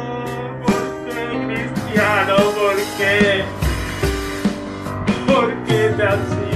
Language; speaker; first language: Spanish; native; Spanish